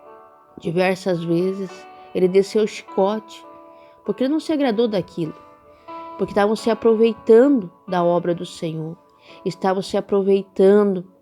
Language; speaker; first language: Portuguese; native; Portuguese